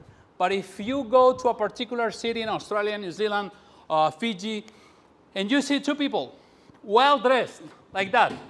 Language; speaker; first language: English; non-native, fluent; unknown